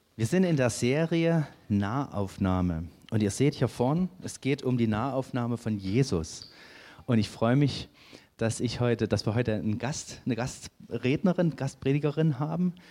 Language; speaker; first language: German; native; German